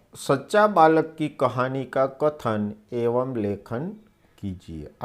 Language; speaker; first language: Hindi; non-native, local second language; Gujarati